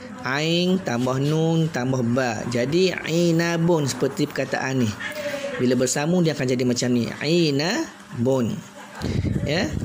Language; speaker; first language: Malay; native; Malay